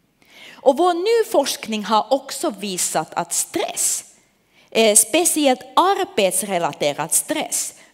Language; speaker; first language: Swedish; non-native, local second language; Finnish